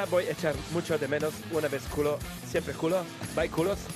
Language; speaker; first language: Spanish; non-native, learner; Polish